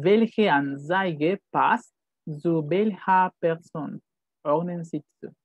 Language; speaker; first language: German; non-native, fluent; Spanish